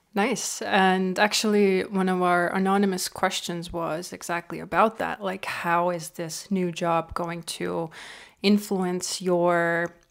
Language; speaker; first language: English; non-native, fluent; Estonian